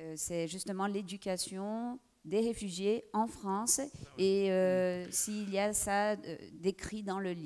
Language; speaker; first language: French; non-native, fluent; Portuguese